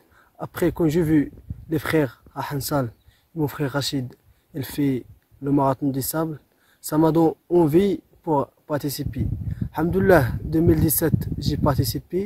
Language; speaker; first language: French; non-native, local second language; Arabic